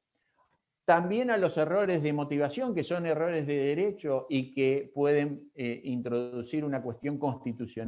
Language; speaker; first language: Spanish; native; Spanish